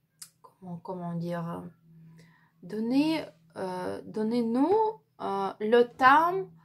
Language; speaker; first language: French; non-native, learner; Ukrainian